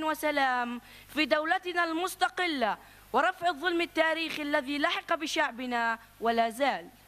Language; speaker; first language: Arabic; native; Arabic